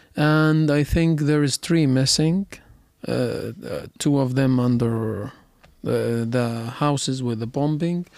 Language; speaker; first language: English; non-native, learner; Arabic